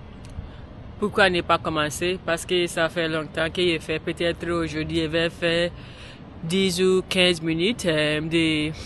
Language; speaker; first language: French; non-native, learner; English